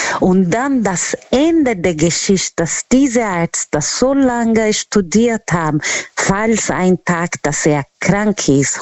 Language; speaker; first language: German; non-native, learner; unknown